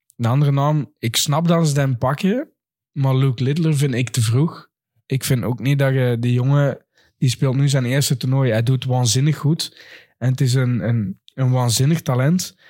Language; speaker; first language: Dutch; native; Dutch